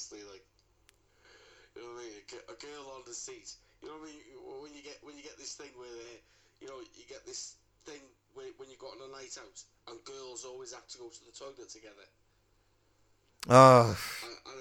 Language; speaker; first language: English; native; English